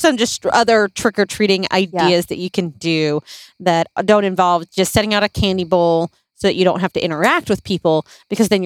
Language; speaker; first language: English; native; English